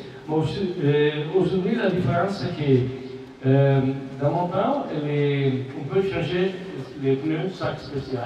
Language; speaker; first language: French; non-native, fluent; Italian